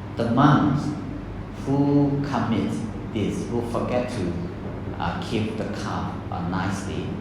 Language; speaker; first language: English; non-native, fluent; Burmese